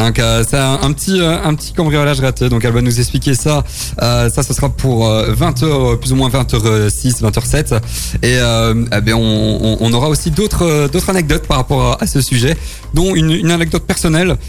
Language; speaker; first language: French; native; French